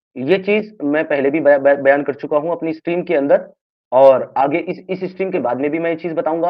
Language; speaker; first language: Hindi; native; Hindi